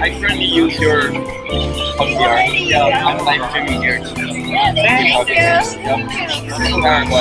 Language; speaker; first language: English; non-native, learner; Japanese